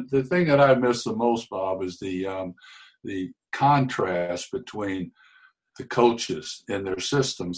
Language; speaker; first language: English; native; English